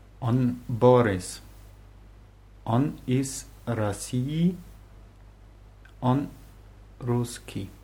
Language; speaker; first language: Russian; non-native, learner; German